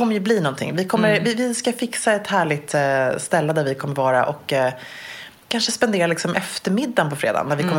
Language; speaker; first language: Swedish; native; Swedish